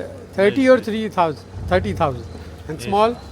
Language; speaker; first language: English; non-native, learner; Urdu